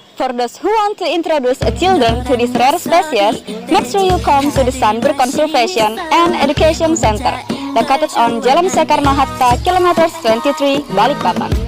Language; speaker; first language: English; non-native, learner; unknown